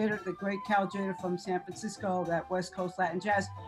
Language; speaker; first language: English; early bilingual, other home language; Spanish